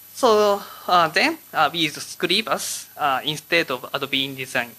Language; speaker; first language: English; non-native, learner; Japanese